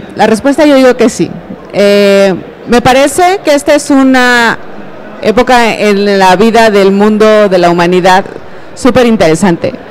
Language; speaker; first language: Spanish; native; Spanish